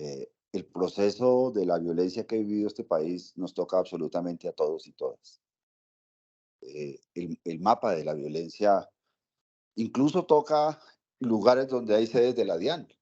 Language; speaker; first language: Spanish; native; Spanish